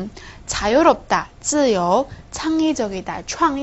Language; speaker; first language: Korean; non-native, fluent; Chinese